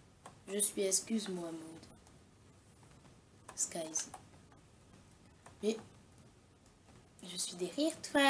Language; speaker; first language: French; native; French